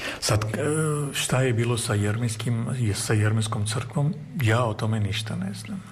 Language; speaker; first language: Serbian; non-native, fluent; Armenian